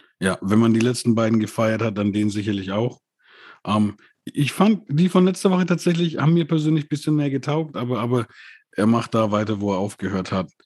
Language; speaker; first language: German; native; German